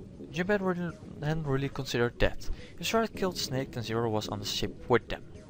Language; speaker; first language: English; non-native, fluent; Dutch